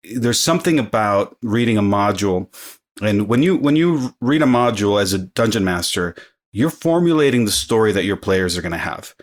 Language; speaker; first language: English; early bilingual, other home language; Spanish